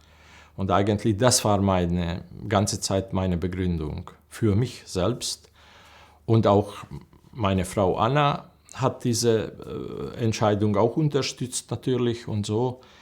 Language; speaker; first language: German; non-native, learner; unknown